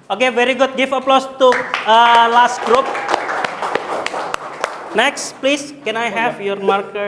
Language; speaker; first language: English; non-native, learner; Indonesian